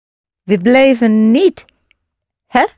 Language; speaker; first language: Dutch; non-native, learner; English